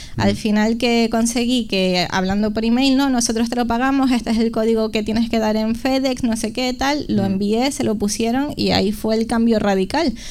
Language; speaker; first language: Spanish; native; Spanish